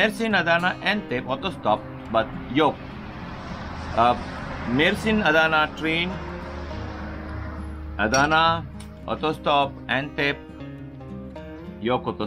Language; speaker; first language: Turkish; non-native, learner; Hindi